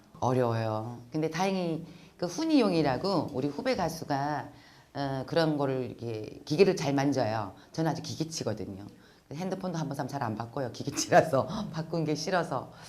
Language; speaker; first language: Korean; native; Korean